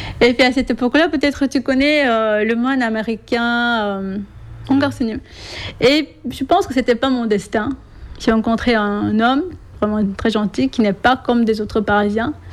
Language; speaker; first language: French; non-native, fluent; Korean